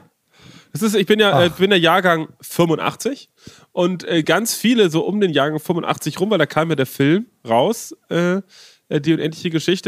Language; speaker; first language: German; native; German